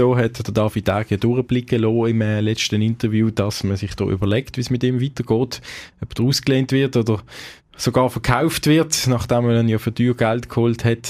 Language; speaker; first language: German; native; German